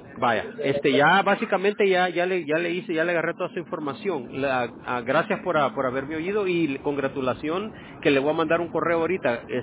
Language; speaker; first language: Spanish; early bilingual, heritage; Spanish